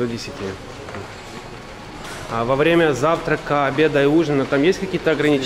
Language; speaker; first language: Russian; native; Russian